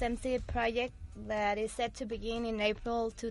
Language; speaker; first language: English; non-native, fluent; Spanish